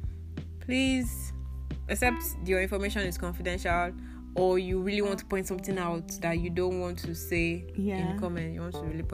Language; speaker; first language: English; non-native, local second language; Yoruba